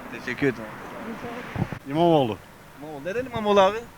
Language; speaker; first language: Turkish; native; Turkish